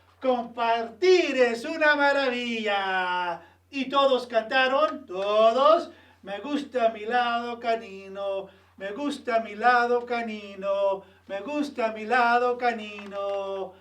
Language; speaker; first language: Spanish; early bilingual, other home language; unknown